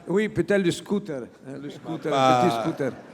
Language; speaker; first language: French; non-native, learner; Italian